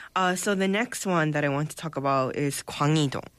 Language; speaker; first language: English; native; English